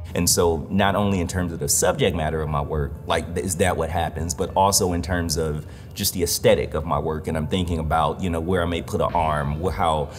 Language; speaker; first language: English; native; English